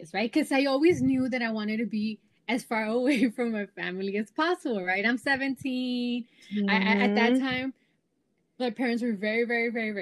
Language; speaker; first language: English; native; English